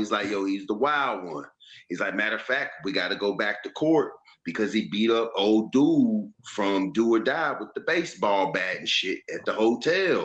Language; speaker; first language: English; native; English